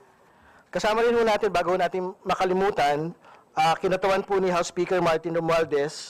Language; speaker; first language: Filipino; native; Filipino